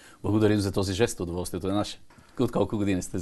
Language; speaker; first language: Bulgarian; native; Bulgarian